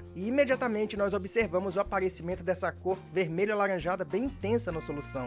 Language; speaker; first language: Portuguese; native; Portuguese